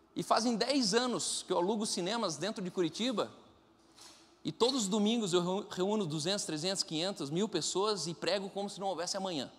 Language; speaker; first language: Portuguese; non-native, fluent; German